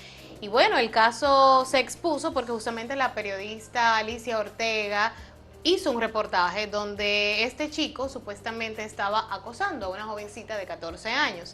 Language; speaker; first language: Spanish; native; Spanish